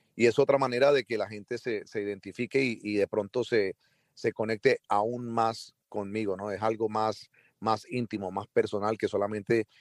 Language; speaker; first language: Spanish; early bilingual, heritage; Spanish